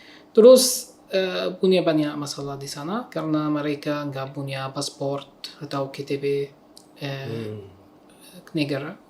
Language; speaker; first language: Indonesian; non-native, learner; Arabic